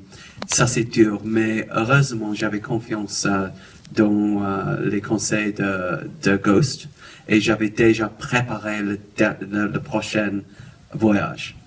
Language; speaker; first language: French; non-native, fluent; English